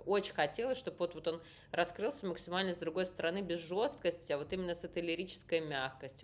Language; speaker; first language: Russian; native; Russian